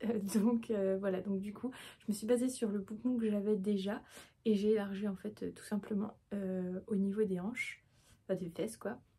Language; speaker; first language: French; native; French